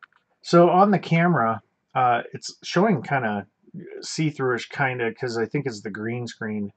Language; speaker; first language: English; native; English